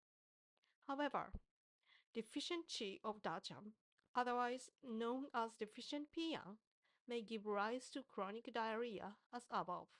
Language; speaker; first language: English; non-native, fluent; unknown